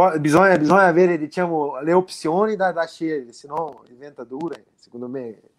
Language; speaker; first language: Italian; non-native, fluent; Portuguese